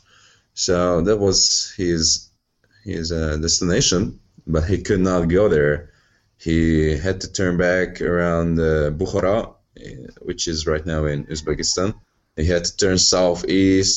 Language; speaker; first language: English; non-native, fluent; Hungarian